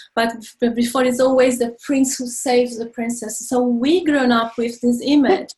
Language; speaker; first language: English; non-native, learner; Portuguese